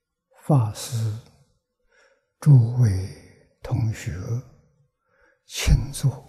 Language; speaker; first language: Chinese; native; Chinese